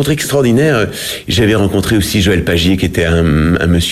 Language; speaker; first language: French; native; French